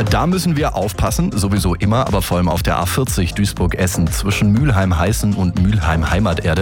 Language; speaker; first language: German; native; German